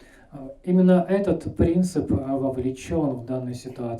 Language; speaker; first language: Russian; native; Russian